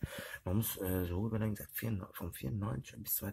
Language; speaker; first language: German; early bilingual, other home language; Turkish